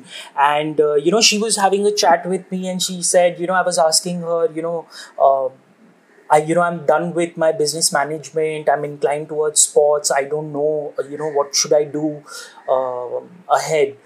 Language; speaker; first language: English; non-native, local second language; Hindi